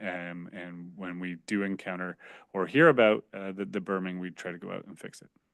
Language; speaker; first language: English; native; English